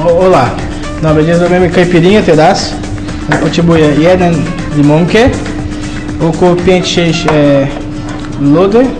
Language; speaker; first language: Polish; non-native, learner; Portuguese